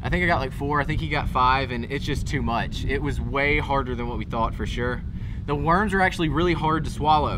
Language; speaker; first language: English; native; English